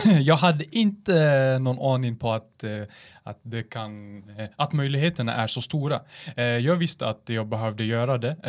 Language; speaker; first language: Swedish; early bilingual, other home language; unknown